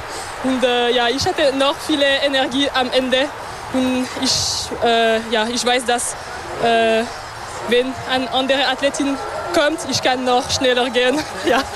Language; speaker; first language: German; non-native, local second language; French